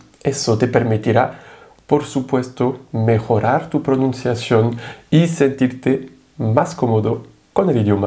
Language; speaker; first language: Spanish; non-native, fluent; French